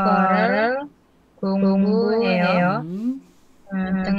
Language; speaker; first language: Korean; non-native, learner; Indonesian